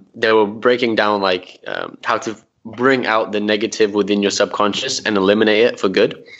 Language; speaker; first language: English; early bilingual, other home language; Arabic